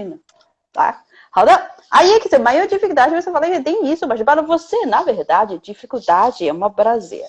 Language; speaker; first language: Portuguese; non-native, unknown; Chinese